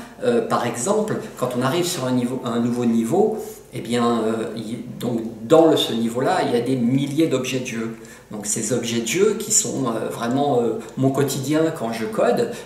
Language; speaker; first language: French; native; French